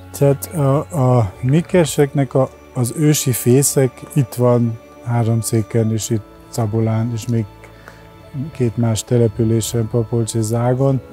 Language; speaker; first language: Hungarian; early bilingual, heritage; Hungarian